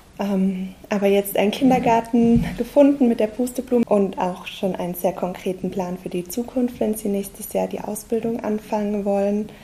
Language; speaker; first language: German; native; German